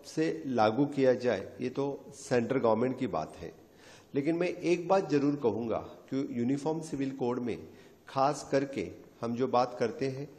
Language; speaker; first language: Hindi; non-native, local second language; Konkani